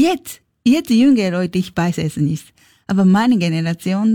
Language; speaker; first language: German; non-native, learner; Japanese